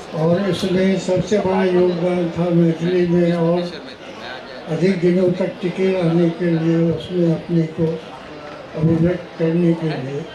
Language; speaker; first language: Hindi; non-native, local second language; Maithili